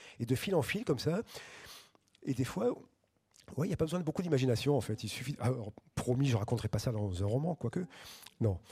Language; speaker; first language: French; native; French